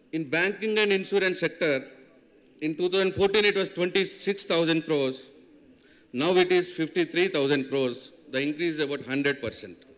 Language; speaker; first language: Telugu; native; Telugu